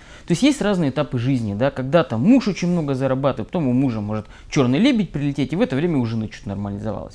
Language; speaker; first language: Russian; native; Russian